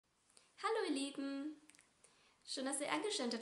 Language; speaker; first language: German; non-native, fluent; Vietnamese